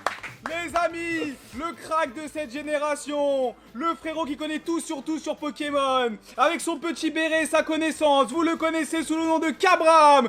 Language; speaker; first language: French; native; French